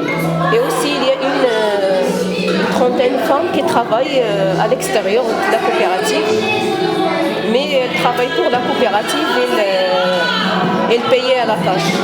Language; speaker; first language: French; non-native, learner; Arabic